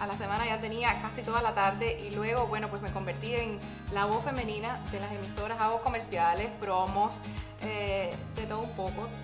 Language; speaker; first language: Spanish; native; Spanish